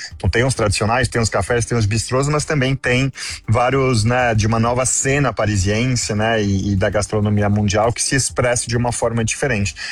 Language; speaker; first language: Portuguese; non-native, fluent; French